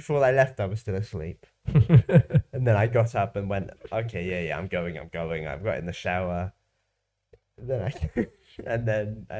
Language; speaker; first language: English; native; English